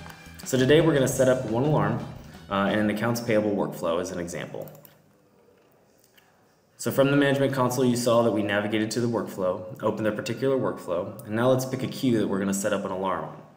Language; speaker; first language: English; native; English